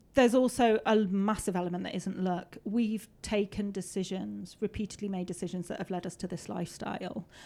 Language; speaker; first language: English; native; English